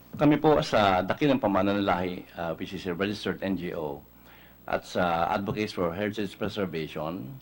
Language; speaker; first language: Filipino; native; Filipino